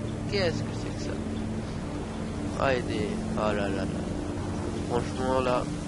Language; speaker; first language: French; native; French